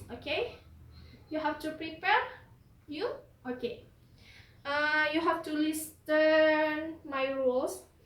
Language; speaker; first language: English; non-native, learner; Indonesian